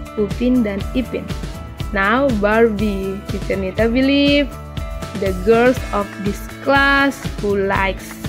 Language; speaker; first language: English; non-native, learner; Indonesian